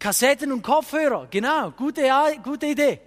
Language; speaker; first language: German; non-native, fluent; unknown